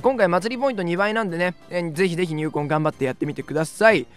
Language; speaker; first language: Japanese; native; Japanese